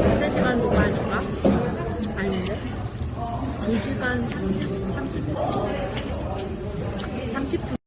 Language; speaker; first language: Korean; non-native, learner; Vietnamese